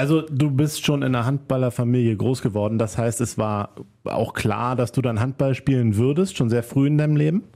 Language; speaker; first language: German; native; German